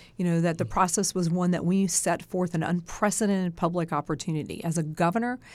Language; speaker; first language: English; native; English